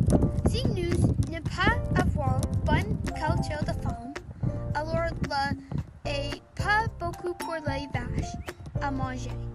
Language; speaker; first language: French; non-native, learner; English